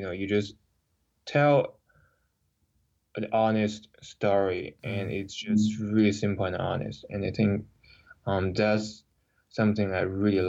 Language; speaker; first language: English; non-native, fluent; Chinese